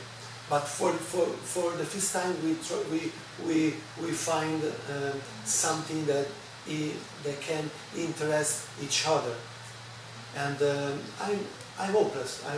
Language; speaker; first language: English; non-native, learner; Italian